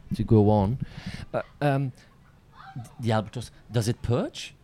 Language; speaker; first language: English; non-native, fluent; Dutch